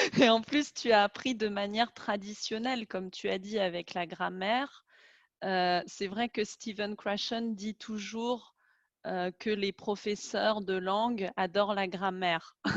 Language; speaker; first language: French; native; French